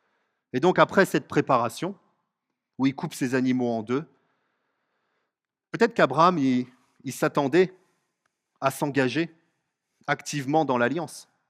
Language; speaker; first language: French; native; French